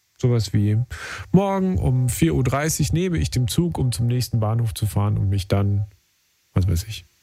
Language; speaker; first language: German; native; German